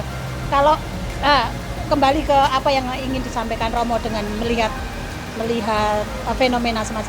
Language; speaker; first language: Indonesian; native; Indonesian